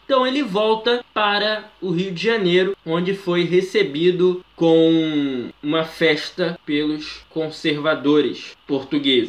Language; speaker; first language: Portuguese; native; Portuguese